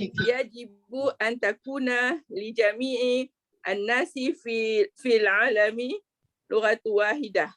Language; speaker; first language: Arabic; non-native, learner; Malay